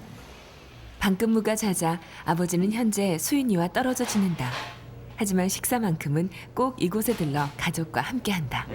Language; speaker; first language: Korean; native; Korean